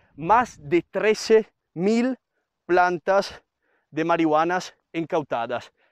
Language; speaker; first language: Spanish; non-native, fluent; Italian